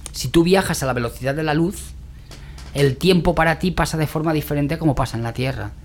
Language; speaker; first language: Spanish; native; Spanish